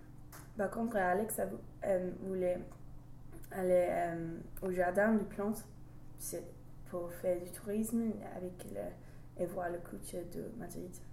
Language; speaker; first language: French; non-native, learner; English